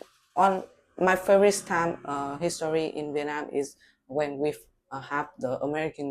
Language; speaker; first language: English; non-native, learner; Vietnamese